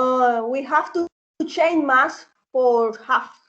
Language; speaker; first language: English; non-native, learner; Spanish